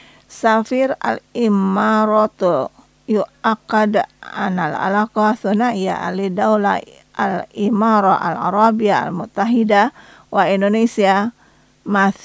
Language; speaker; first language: Arabic; non-native, fluent; Indonesian